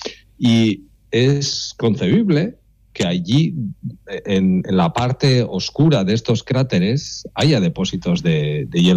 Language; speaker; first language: Spanish; native; Spanish